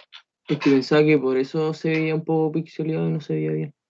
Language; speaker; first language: Spanish; native; Spanish